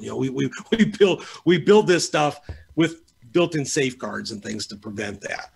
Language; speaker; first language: English; native; English